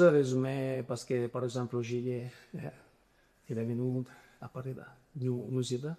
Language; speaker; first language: French; non-native, fluent; Italian